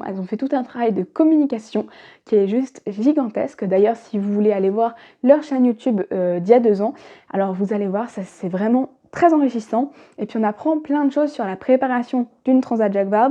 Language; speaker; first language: French; native; French